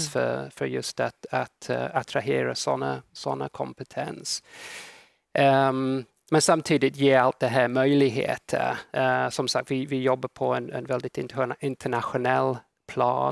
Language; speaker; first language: Swedish; non-native, fluent; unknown